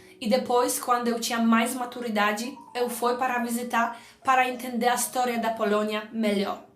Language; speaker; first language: Portuguese; non-native, fluent; Polish